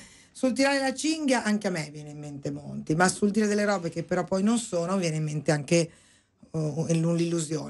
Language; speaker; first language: Italian; native; Italian